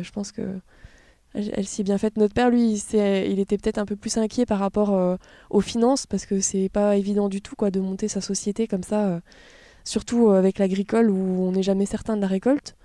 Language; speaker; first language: French; native; French